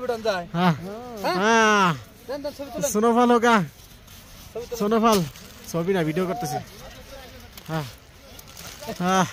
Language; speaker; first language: Hindi; non-native, learner; Bangla